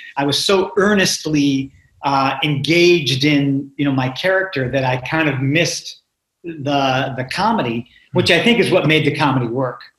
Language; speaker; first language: English; native; English